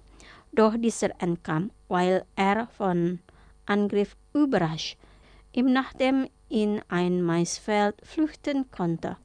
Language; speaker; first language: German; non-native, fluent; Indonesian